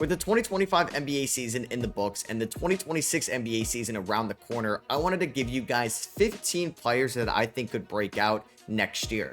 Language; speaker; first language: English; native; English